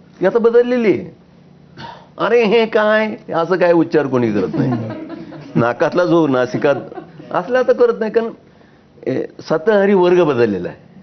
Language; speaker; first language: Marathi; native; Marathi